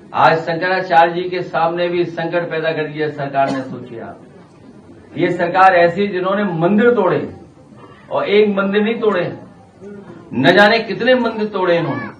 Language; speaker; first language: Hindi; native; Hindi